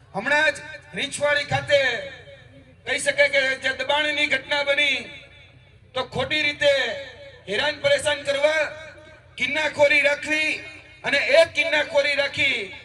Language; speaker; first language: Gujarati; native; Gujarati